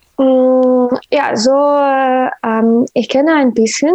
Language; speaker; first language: German; non-native, learner; Ukrainian